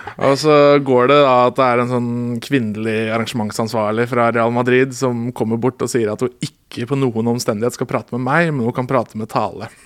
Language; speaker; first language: Norwegian; native; Norwegian